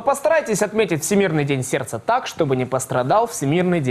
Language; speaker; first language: Russian; native; Russian